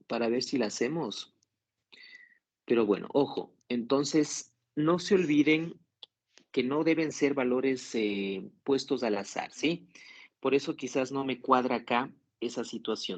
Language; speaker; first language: Spanish; native; Spanish